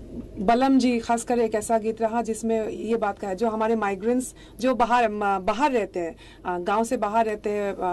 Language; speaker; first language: Hindi; non-native, local second language; Assamese